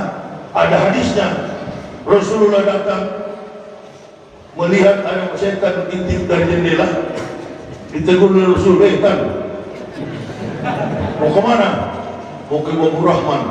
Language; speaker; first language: Indonesian; native; Indonesian